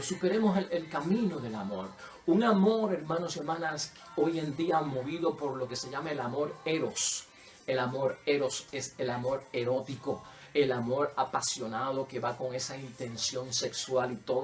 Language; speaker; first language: Spanish; native; Spanish